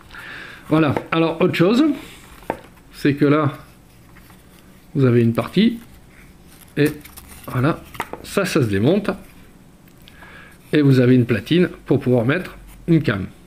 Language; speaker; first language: French; native; French